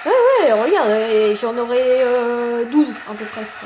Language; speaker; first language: French; native; French